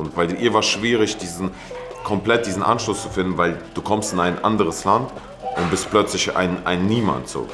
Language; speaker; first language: German; early bilingual, other home language; Russian